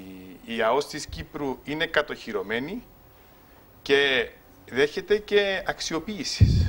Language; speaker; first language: Greek; native; Greek